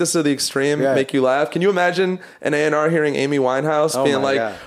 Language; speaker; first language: English; native; English